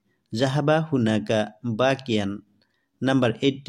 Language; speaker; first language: Arabic; non-native, fluent; Assamese